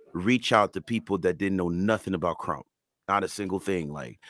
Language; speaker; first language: English; non-native, fluent; French